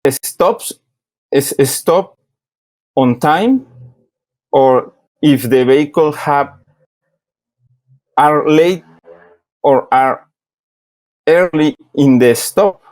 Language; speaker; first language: English; non-native, learner; Spanish